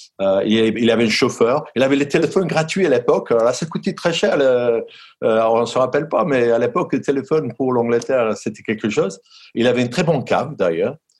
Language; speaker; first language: French; non-native, fluent; English